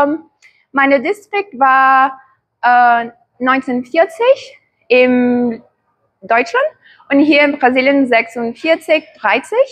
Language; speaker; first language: German; non-native, learner; Portuguese